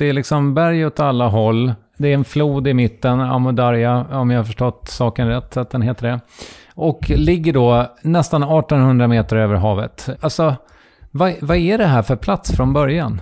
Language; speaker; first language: Swedish; native; Swedish